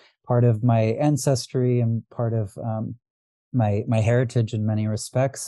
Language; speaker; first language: English; early bilingual, other home language; Arabic